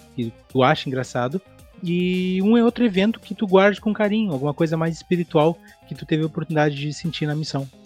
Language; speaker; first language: Portuguese; native; Portuguese